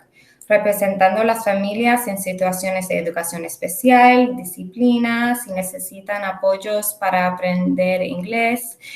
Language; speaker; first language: Spanish; early bilingual, heritage; English